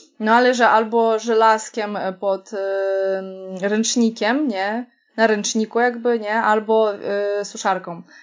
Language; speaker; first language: Polish; non-native, fluent; Russian